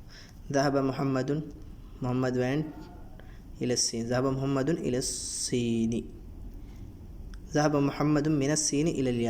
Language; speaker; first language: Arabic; non-native, fluent; Urdu